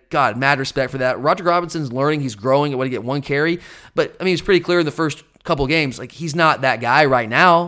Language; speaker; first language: English; native; English